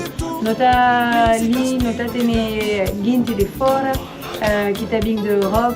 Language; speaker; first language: Portuguese; non-native, local second language; Upper Guinea Crioulo